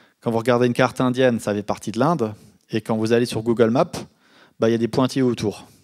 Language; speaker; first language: French; native; French